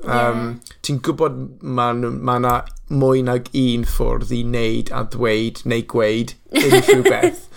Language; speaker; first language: Welsh; non-native, local second language; English